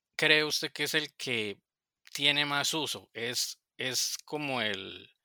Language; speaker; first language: Spanish; native; Spanish